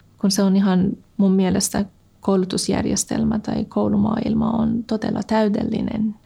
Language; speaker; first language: Finnish; non-native, fluent; Persian